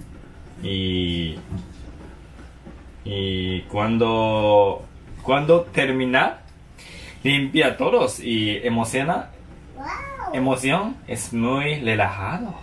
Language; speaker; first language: Spanish; non-native, learner; Japanese